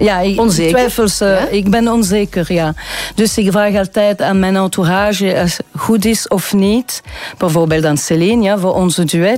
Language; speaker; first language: Dutch; non-native, local second language; French